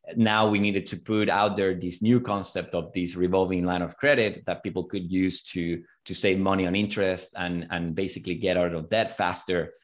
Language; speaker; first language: English; non-native, fluent; Spanish